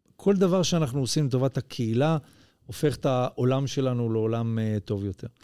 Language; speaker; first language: Hebrew; native; Hebrew